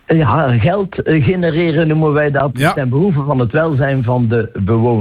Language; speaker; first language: Dutch; native; Dutch